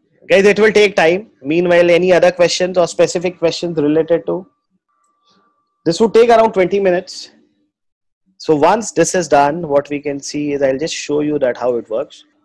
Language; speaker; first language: English; non-native, local second language; Hindi